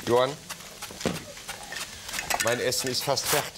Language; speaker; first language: German; native; German